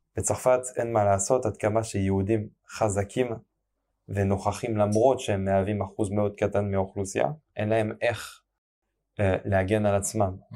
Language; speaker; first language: Hebrew; non-native, fluent; French